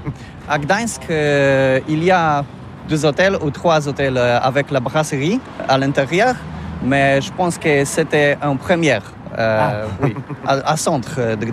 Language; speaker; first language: French; non-native, learner; Polish